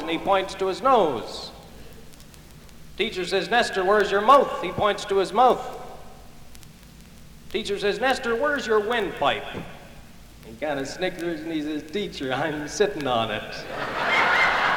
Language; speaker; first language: English; early bilingual, other home language; Ukrainian